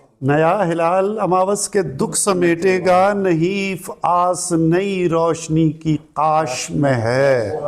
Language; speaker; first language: Urdu; non-native, local second language; Pashto